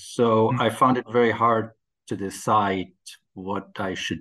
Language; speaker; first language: English; non-native, fluent; German